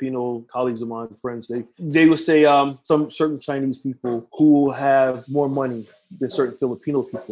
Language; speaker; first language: English; native; English